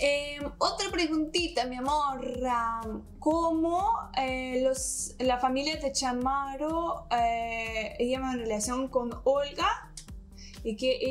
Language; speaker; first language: Spanish; non-native, learner; Russian